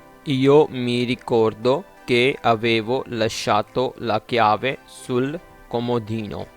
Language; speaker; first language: Italian; non-native, fluent; Urdu